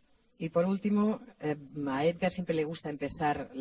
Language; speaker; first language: Spanish; native; Spanish